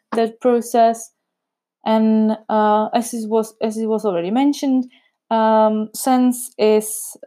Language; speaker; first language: English; non-native, fluent; Czech